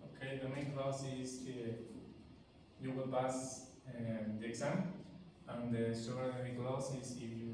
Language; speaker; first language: English; non-native, learner; Spanish